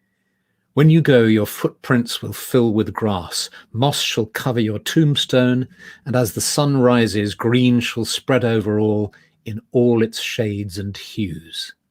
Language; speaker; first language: English; native; English